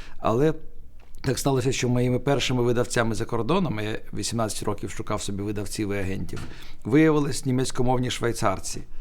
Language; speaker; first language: Ukrainian; non-native, local second language; Russian